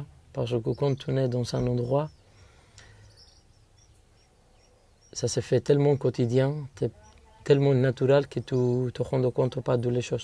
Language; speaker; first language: French; non-native, fluent; Spanish